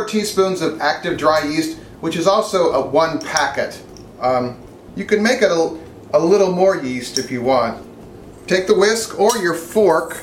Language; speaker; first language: English; native; English